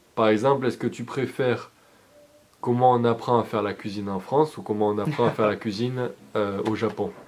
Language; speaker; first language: French; native; French